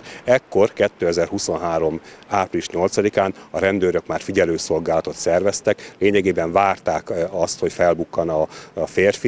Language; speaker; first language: Hungarian; native; Hungarian